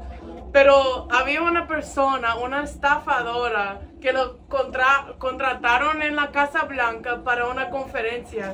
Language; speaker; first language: Spanish; non-native, fluent; English